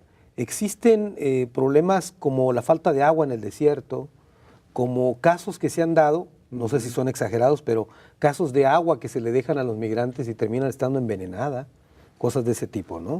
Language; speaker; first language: Spanish; native; Spanish